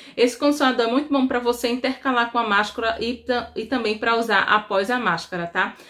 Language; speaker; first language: Portuguese; native; Portuguese